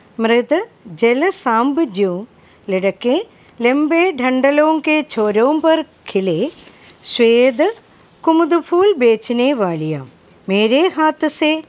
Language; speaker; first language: Hindi; non-native, local second language; Malayalam